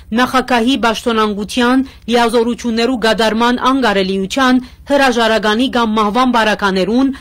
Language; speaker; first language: Armenian; early bilingual, heritage; Armenian